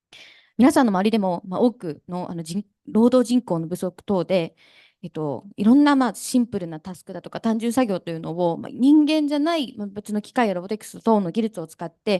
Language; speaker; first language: Japanese; native; Japanese